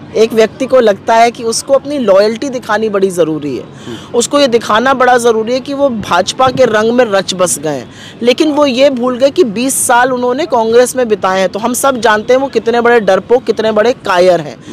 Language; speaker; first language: Hindi; native; Hindi